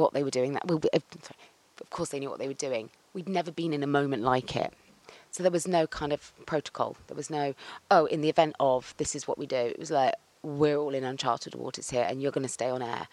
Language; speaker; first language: English; native; English